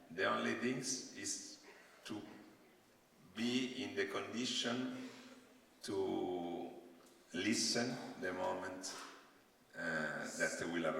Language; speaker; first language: English; non-native, learner; Italian